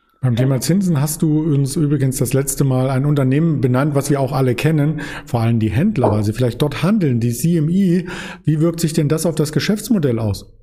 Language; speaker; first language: German; native; German